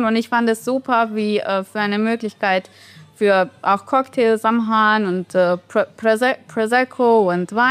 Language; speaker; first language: German; non-native, fluent; Bosnian